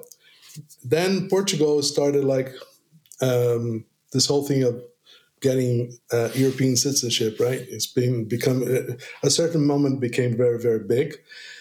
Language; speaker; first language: English; non-native, fluent; Portuguese